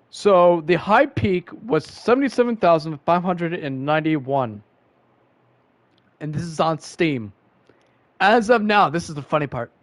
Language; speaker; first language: English; native; English